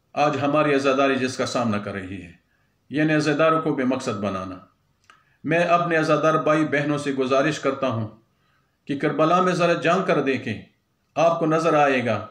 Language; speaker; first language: Urdu; non-native, local second language; Pashto